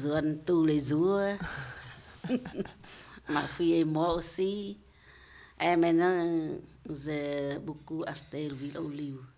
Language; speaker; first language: French; non-native, learner; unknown